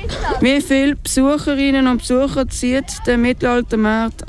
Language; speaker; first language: German; native; German